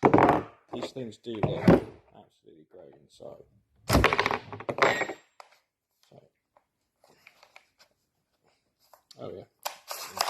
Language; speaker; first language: English; native; English